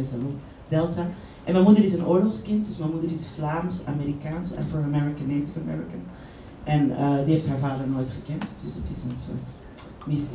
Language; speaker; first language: Dutch; native; Dutch